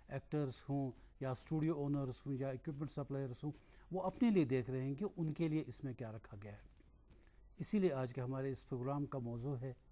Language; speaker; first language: Hindi; non-native, local second language; Kashmiri